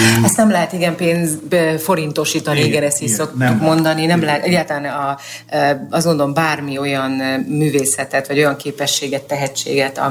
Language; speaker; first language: Hungarian; native; Hungarian